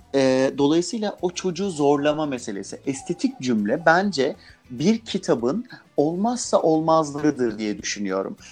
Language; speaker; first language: Turkish; native; Turkish